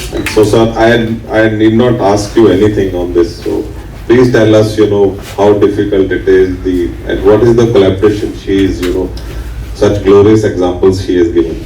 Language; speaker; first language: English; non-native, local second language; Punjabi